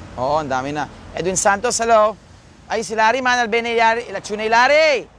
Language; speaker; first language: Filipino; non-native, local second language; Pampanga